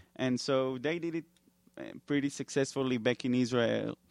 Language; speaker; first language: English; non-native, fluent; Hebrew